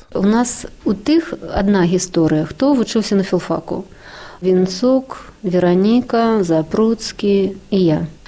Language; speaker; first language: Belarusian; non-native, local second language; Russian